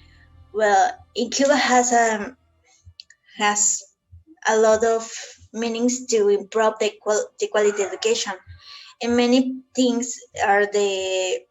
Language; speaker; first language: English; non-native, learner; Spanish